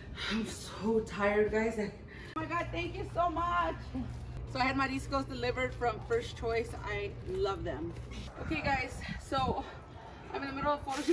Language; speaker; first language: English; early bilingual, other home language; Spanish